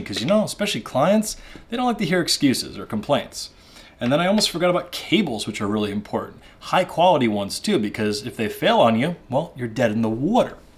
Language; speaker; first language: English; native; English